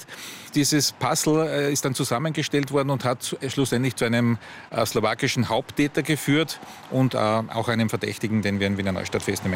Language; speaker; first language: German; native; German